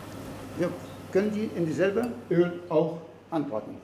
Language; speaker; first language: German; non-native, fluent; Arabic